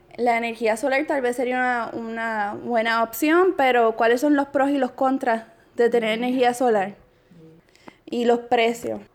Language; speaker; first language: Spanish; native; Spanish